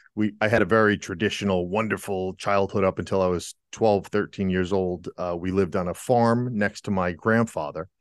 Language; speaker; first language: English; native; English